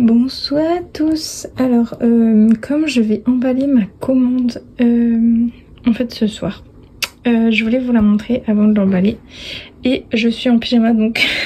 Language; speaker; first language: French; native; French